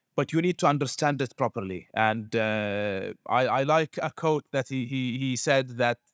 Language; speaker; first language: English; non-native, fluent; Arabic